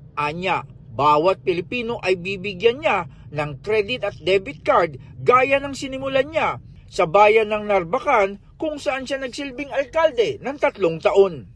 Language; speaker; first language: Filipino; native; Filipino